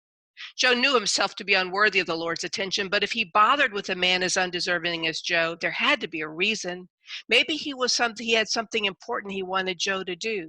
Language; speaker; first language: English; native; English